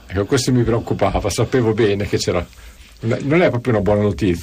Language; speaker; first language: Italian; native; Italian